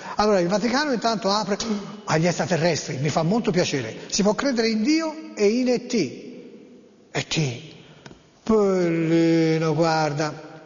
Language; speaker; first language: Italian; native; Italian